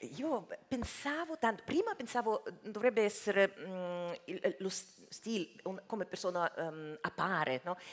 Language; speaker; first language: Italian; non-native, fluent; Russian